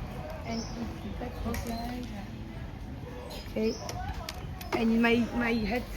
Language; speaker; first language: English; non-native, learner; French